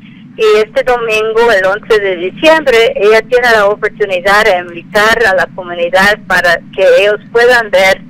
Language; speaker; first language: Spanish; non-native, fluent; English